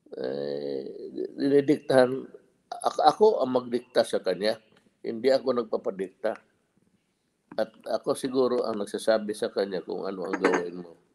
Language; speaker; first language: Filipino; non-native, local second language; Cebuano